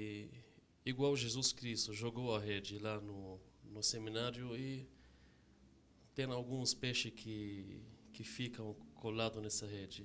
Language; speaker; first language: Portuguese; non-native, fluent; Arabic